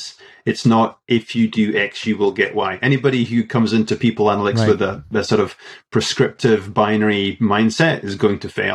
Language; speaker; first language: English; native; English